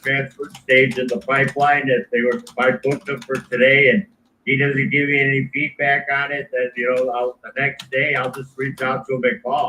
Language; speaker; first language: English; native; English